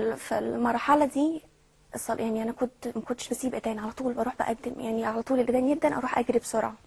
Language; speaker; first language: Arabic; early bilingual, heritage; Arabic